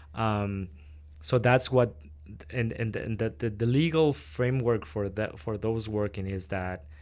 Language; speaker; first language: English; non-native, fluent; Spanish